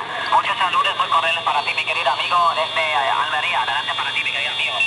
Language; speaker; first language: Spanish; non-native, learner; German